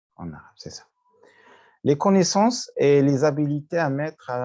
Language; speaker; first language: French; non-native, local second language; Arabic